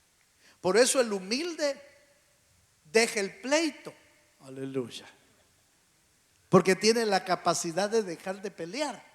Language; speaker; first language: Spanish; native; Spanish